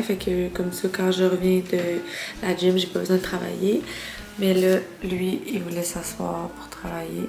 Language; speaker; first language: French; native; French